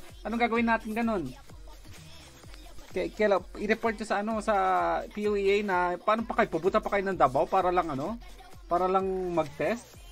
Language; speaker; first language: Filipino; native; Filipino